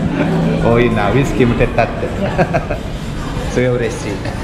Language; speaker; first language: Japanese; non-native, fluent; Indonesian